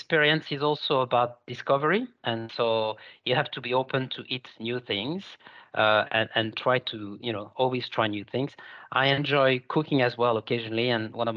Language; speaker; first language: English; non-native, fluent; French